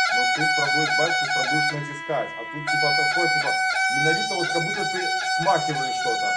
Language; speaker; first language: Russian; non-native, local second language; Belarusian